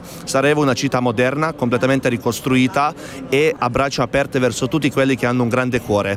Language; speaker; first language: Italian; non-native, fluent; Bosnian